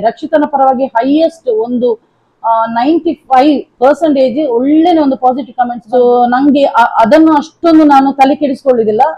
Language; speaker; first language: Kannada; non-native, local second language; Tulu